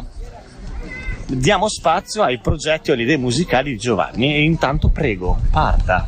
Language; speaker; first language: Italian; native; Italian